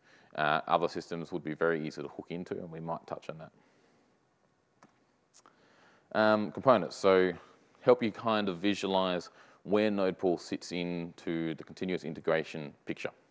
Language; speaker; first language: English; native; English